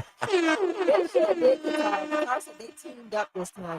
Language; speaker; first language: English; native; English